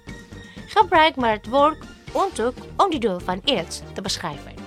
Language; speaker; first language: Dutch; non-native, fluent; Indonesian